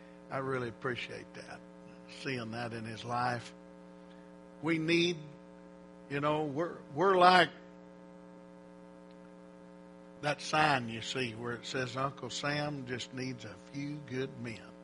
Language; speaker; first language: English; native; English